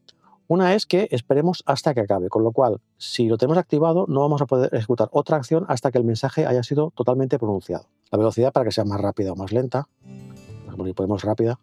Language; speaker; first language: Spanish; native; Spanish